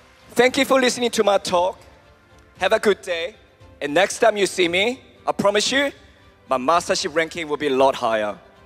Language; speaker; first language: English; early bilingual, other home language; Korean